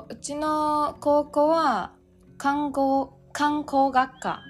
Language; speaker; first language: Japanese; non-native, fluent; Chinese